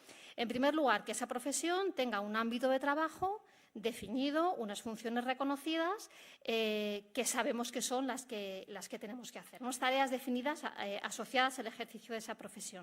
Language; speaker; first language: Spanish; native; Spanish